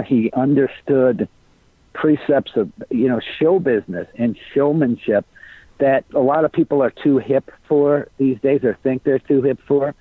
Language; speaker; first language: English; native; English